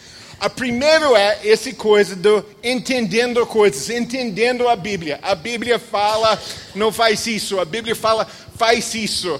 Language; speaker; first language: Portuguese; non-native, fluent; English